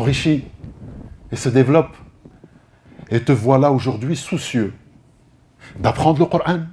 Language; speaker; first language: French; native; French